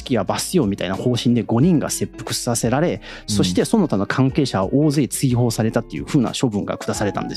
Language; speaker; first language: Japanese; native; Japanese